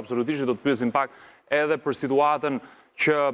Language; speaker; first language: Albanian; native; Albanian